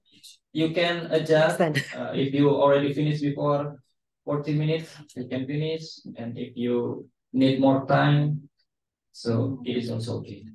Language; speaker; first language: English; non-native, fluent; Indonesian